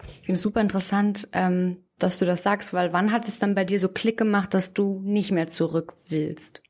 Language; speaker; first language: German; native; German